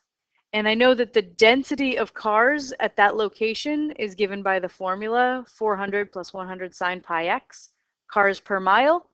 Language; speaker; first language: English; native; English